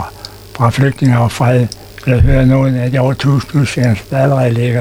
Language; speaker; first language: Danish; non-native, fluent; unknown